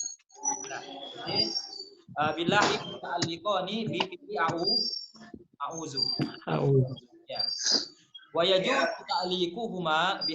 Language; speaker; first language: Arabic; non-native, fluent; Indonesian